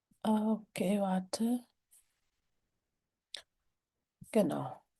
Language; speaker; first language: German; non-native, fluent; Sinhala